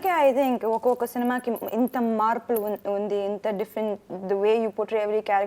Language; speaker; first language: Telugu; non-native, fluent; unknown